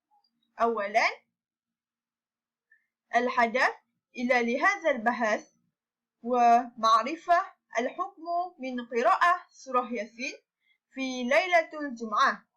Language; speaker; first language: Arabic; non-native, learner; Malay